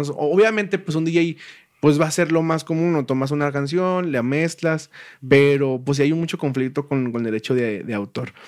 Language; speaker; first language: Spanish; native; Spanish